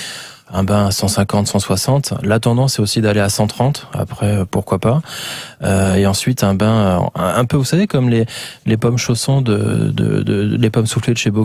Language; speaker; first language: French; native; French